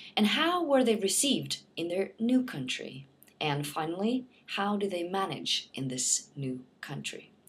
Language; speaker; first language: English; non-native, fluent; Norwegian